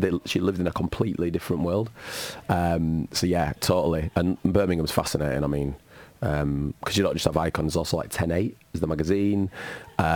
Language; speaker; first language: English; native; English